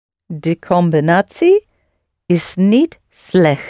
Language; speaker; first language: Dutch; non-native, learner; English